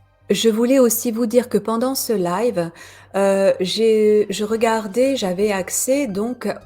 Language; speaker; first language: French; native; French